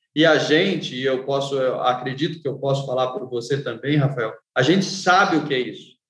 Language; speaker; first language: Portuguese; native; Portuguese